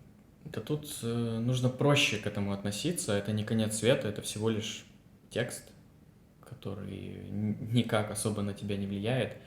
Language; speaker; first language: Russian; native; Russian